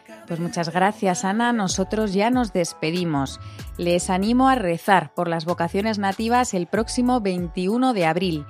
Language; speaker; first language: Spanish; native; Spanish